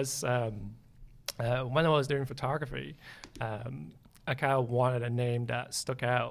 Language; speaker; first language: English; native; English